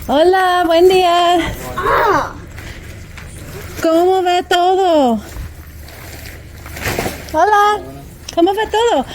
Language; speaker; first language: Spanish; non-native, learner; English